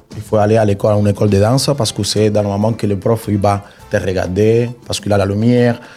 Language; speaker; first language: French; non-native, fluent; Spanish